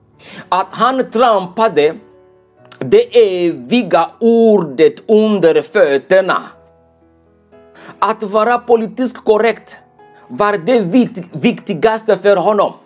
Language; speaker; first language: Swedish; non-native, fluent; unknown